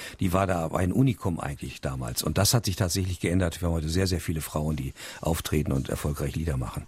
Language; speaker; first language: German; native; German